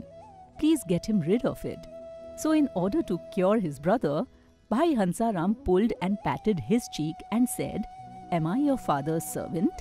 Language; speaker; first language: English; non-native, local second language; Hindi